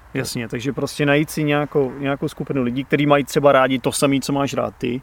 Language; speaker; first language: Czech; native; Czech